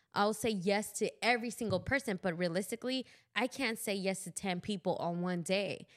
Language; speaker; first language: English; early bilingual, other home language; Spanish